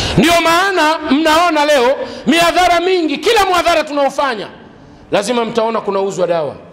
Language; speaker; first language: Swahili; native; Swahili